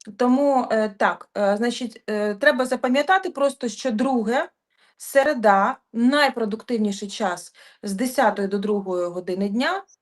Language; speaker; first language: Ukrainian; native; Ukrainian